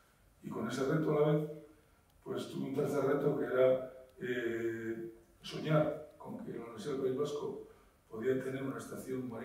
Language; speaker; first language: Spanish; native; Spanish